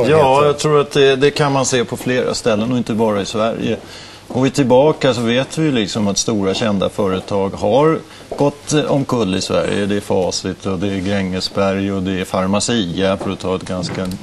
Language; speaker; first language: Swedish; native; Swedish